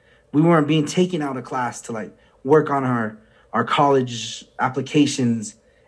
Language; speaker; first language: English; native; English